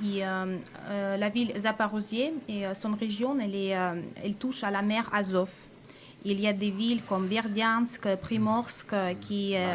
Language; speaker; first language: French; non-native, fluent; Russian